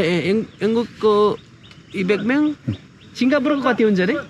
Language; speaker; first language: Korean; non-native, learner; Nepali